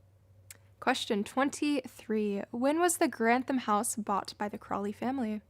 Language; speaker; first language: English; native; English